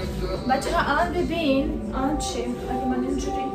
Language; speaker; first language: Persian; non-native, learner; Turkish